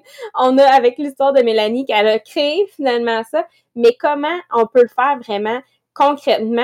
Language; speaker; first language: French; native; French